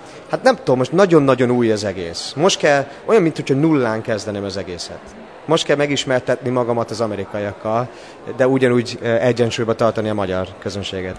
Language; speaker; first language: Hungarian; non-native, fluent; English